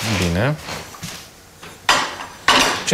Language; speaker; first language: Romanian; non-native, fluent; German